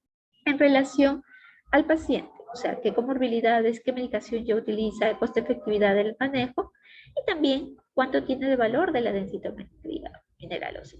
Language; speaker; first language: Spanish; native; Spanish